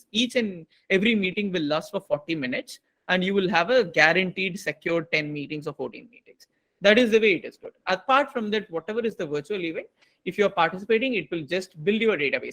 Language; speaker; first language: English; non-native, local second language; Tamil